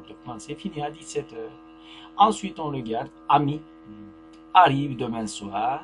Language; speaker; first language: French; non-native, fluent; Turkish